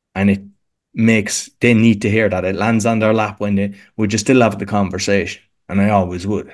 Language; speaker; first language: English; native; English